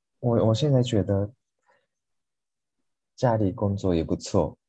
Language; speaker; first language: Chinese; non-native, fluent; Japanese